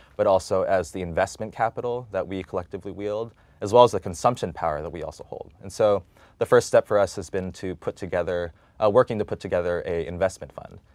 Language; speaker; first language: English; native; English